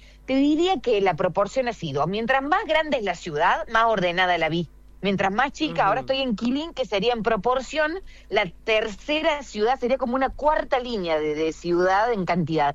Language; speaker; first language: Spanish; native; Spanish